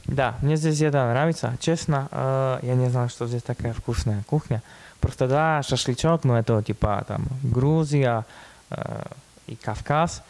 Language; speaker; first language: Russian; non-native, fluent; Slovak